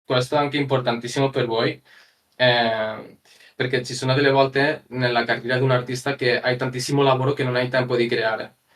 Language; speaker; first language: Italian; non-native, learner; Spanish